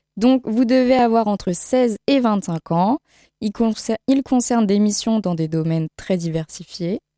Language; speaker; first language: French; native; French